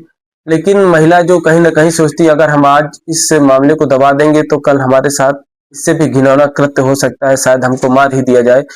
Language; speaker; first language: Hindi; native; Hindi